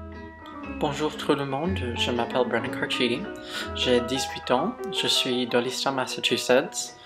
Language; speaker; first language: French; non-native, fluent; English